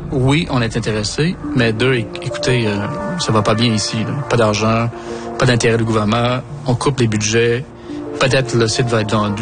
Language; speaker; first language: French; native; French